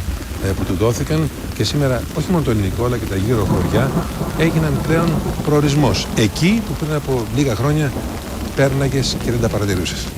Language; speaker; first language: Greek; native; Greek